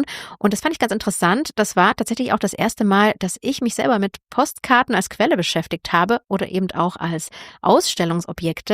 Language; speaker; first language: German; native; German